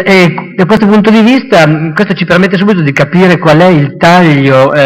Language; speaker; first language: Italian; native; Italian